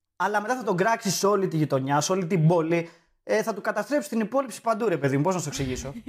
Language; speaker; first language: Greek; native; Greek